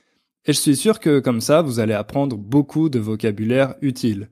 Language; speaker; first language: French; native; French